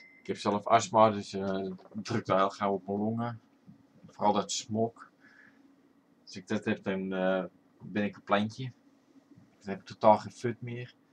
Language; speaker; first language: Dutch; native; Dutch